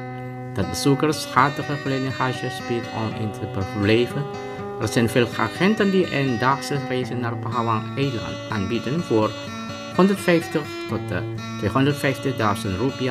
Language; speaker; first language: Dutch; non-native, fluent; Indonesian